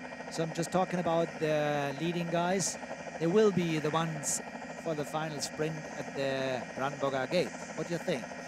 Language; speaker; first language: English; non-native, fluent; German